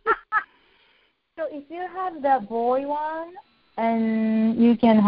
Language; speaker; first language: English; non-native, fluent; Japanese